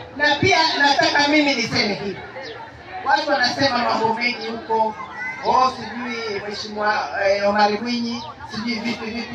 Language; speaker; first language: Swahili; non-native, local second language; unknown